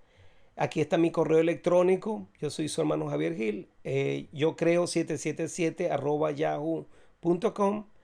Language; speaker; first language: Spanish; native; Spanish